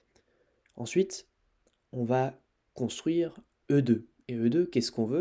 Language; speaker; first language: French; native; French